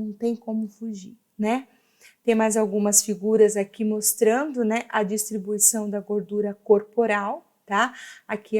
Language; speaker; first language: Portuguese; native; Portuguese